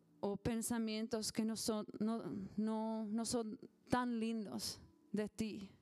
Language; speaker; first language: Spanish; non-native, learner; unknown